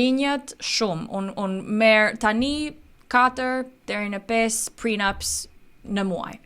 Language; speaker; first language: Albanian; early bilingual, heritage; Albanian